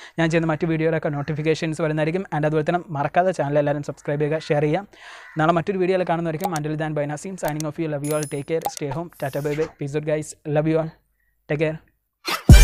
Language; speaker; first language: Malayalam; native; Malayalam